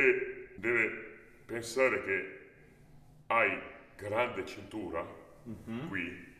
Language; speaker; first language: Italian; non-native, learner; Georgian